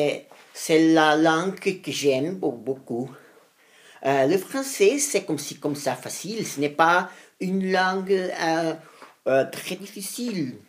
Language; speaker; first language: French; non-native, learner; Spanish